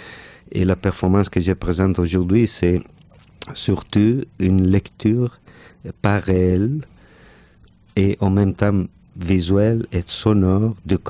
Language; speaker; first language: French; non-native, fluent; Catalan